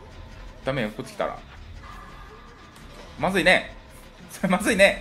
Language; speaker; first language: Japanese; native; Japanese